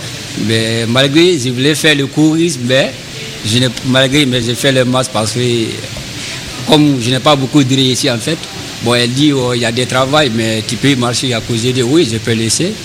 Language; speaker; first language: French; non-native, learner; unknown